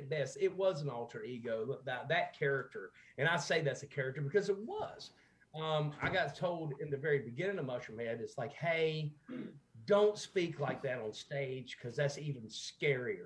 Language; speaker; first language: English; native; English